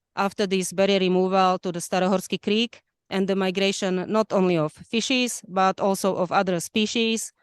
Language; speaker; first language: English; non-native, fluent; Slovak